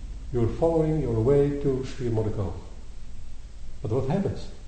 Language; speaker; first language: English; non-native, fluent; Dutch